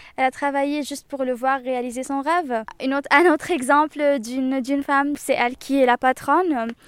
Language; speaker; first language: French; non-native, local second language; Arabic